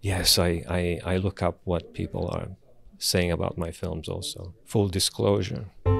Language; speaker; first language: English; non-native, fluent; Portuguese